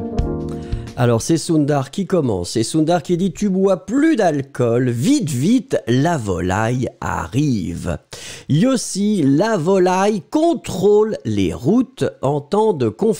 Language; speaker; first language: French; native; French